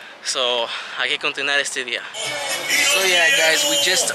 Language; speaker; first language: Spanish; early bilingual, heritage; Spanish